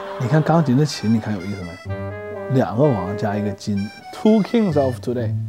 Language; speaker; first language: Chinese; native; Chinese